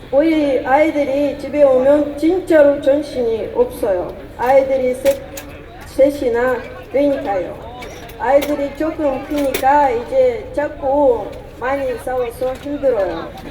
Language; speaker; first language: Korean; non-native, learner; Russian